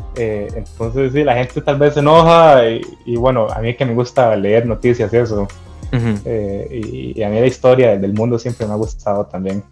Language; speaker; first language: Spanish; native; Spanish